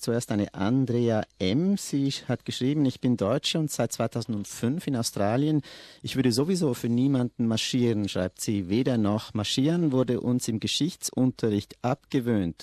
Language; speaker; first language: German; native; German